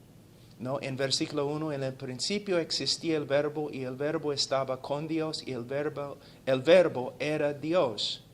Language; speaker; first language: Spanish; non-native, fluent; English